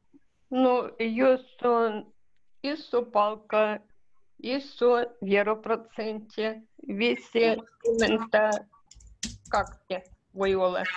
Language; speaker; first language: Finnish; non-native, learner; Russian